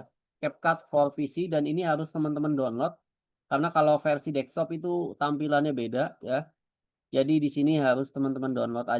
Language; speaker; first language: Indonesian; native; Indonesian